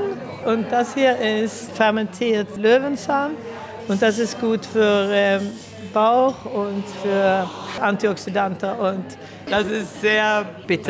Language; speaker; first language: German; early bilingual, heritage; German